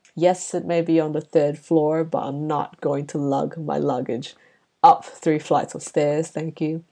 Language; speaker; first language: English; non-native, local second language; Chinese